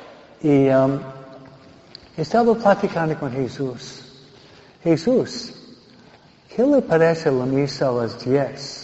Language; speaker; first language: Spanish; non-native, fluent; English